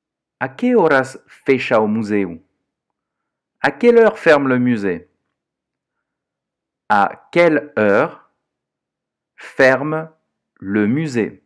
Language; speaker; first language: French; non-native, fluent; Portuguese